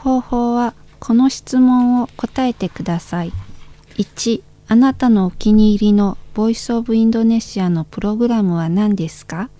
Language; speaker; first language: Japanese; non-native, fluent; Indonesian